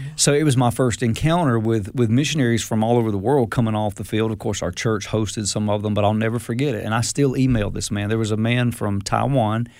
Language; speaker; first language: English; native; English